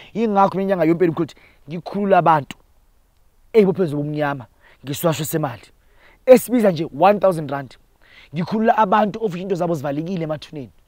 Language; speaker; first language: Zulu; non-native, local second language; Northern Sotho